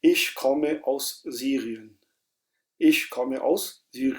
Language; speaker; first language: German; non-native, fluent; Urdu